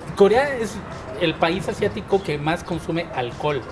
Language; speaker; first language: Spanish; native; Spanish